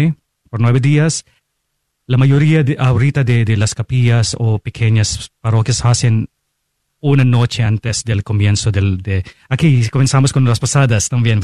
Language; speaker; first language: Spanish; non-native, fluent; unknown